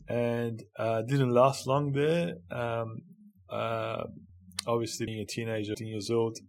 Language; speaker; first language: English; non-native, fluent; Persian